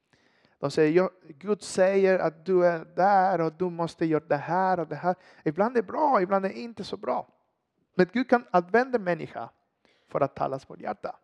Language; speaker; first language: Swedish; non-native, fluent; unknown